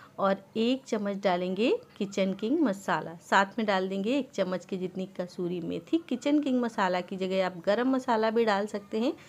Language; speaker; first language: Hindi; native; Hindi